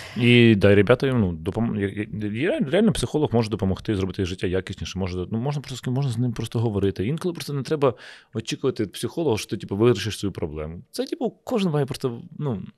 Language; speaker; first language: Ukrainian; native; Ukrainian